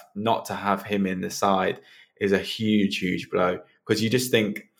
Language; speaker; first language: English; native; English